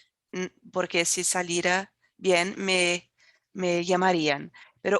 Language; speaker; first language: Spanish; non-native, fluent; Portuguese